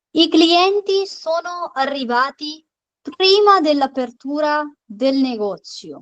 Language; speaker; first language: Italian; non-native, fluent; Hindi